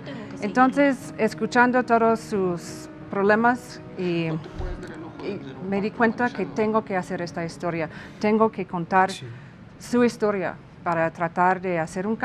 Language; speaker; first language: Spanish; non-native, fluent; English